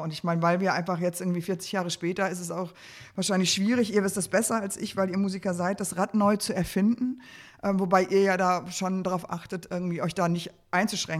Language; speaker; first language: German; native; German